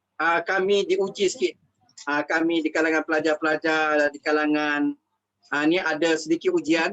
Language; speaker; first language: Malay; native; Malay